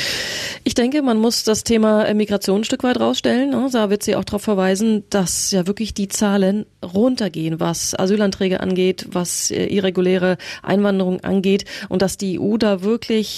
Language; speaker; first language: German; native; German